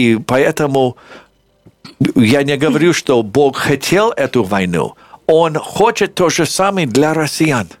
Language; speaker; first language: Russian; non-native, fluent; English